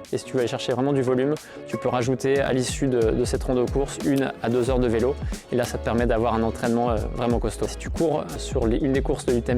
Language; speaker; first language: French; native; French